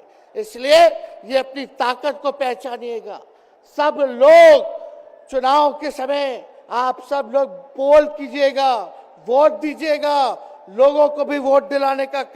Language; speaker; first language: Hindi; native; Hindi